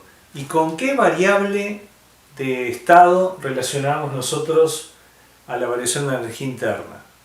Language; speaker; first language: Spanish; native; Spanish